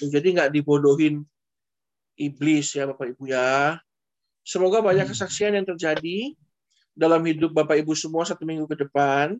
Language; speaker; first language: Indonesian; native; Indonesian